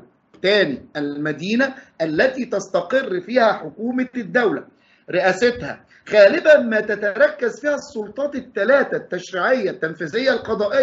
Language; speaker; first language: Arabic; native; Arabic